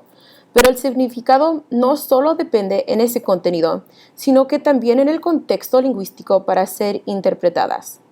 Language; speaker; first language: Spanish; early bilingual, heritage; Spanish